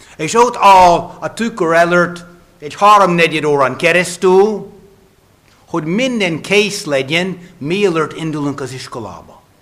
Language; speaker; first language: Hungarian; non-native, fluent; English